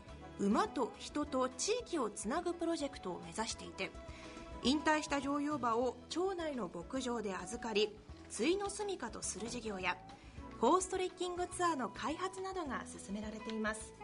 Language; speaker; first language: Japanese; native; Japanese